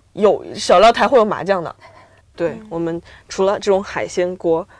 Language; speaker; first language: Chinese; native; Chinese